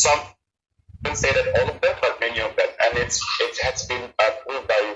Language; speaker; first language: English; non-native, fluent; Indonesian